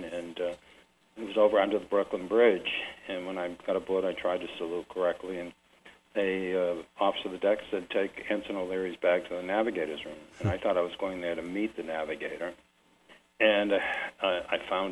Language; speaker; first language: English; native; English